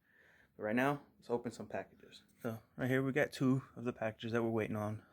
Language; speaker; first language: English; native; English